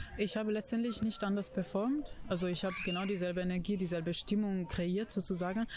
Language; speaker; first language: German; non-native, fluent; Italian